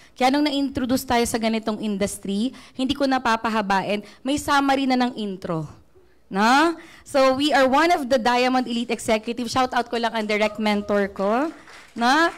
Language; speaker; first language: Filipino; native; Filipino